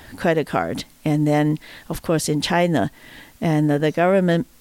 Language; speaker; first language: English; non-native, fluent; Chinese